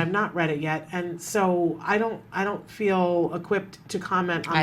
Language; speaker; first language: English; native; English